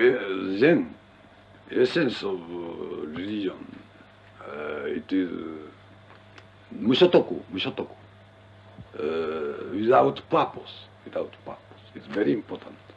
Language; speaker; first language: English; non-native, learner; Japanese